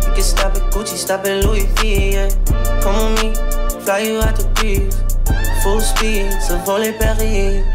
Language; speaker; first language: German; early bilingual, other home language; Greek